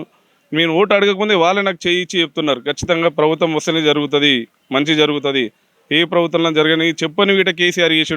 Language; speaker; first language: Telugu; native; Telugu